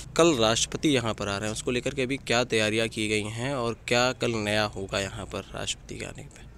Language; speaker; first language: Hindi; native; Hindi